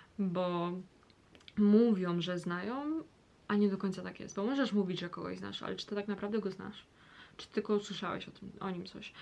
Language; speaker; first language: Polish; early bilingual, heritage; Polish